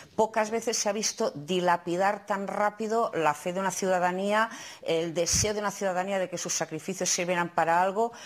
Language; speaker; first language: Spanish; native; Spanish